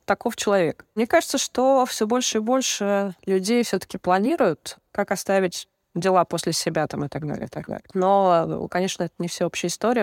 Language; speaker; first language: Russian; native; Russian